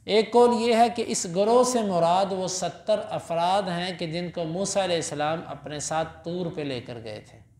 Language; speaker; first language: Urdu; non-native, local second language; Punjabi